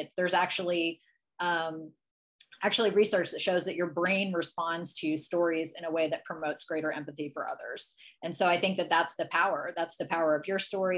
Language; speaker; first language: English; native; English